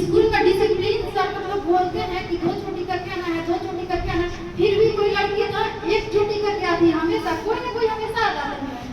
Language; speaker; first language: Hindi; native; Hindi